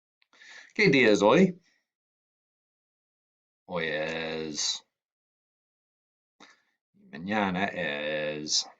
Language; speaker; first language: Spanish; non-native, fluent; English